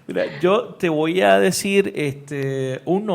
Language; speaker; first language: Spanish; native; Spanish